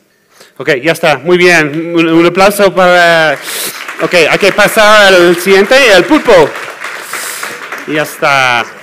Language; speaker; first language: Spanish; non-native, fluent; English